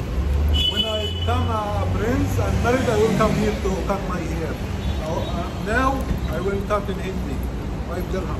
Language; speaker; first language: English; non-native, learner; Arabic